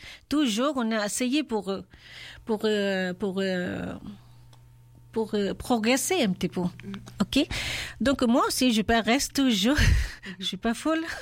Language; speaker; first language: French; non-native, learner; Urdu